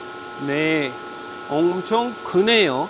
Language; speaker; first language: Korean; non-native, learner; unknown